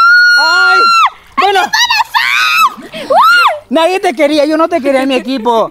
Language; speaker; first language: Spanish; native; Spanish